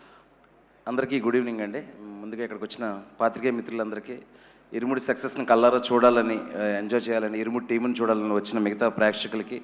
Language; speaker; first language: Telugu; native; Telugu